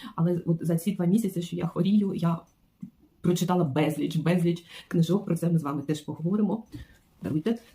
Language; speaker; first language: Ukrainian; non-native, local second language; Russian